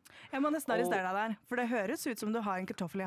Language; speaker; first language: Norwegian; native; Norwegian